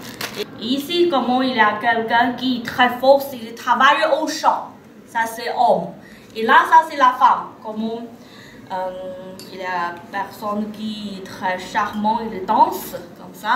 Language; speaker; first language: French; non-native, learner; Chinese